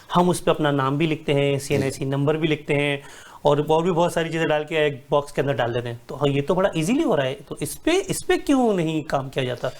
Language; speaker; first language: Urdu; native; Urdu